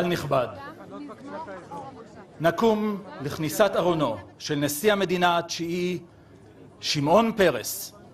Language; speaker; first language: Hebrew; native; Hebrew